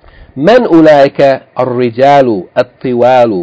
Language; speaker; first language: Arabic; non-native, fluent; English